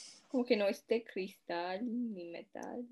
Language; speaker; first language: Spanish; non-native, fluent; English